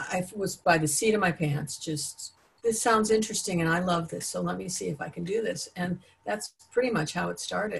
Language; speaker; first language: English; native; English